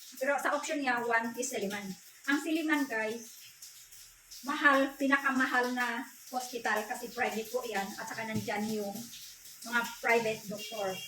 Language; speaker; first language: Filipino; non-native, local second language; Cebuano